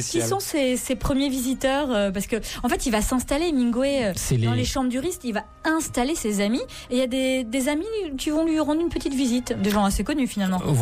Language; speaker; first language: French; native; French